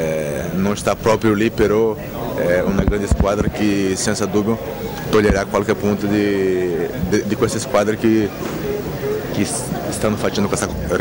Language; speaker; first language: Italian; non-native, fluent; Portuguese